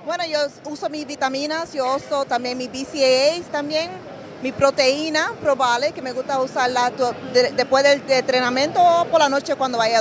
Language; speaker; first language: Spanish; early bilingual, heritage; Spanish